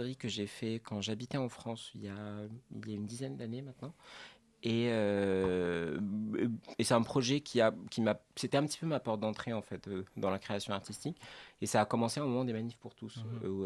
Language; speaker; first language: French; non-native, local second language; Arabic